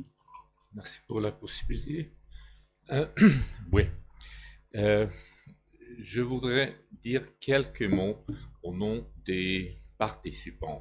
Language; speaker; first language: French; non-native, learner; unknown